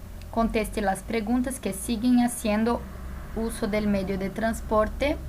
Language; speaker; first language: Spanish; non-native, fluent; Portuguese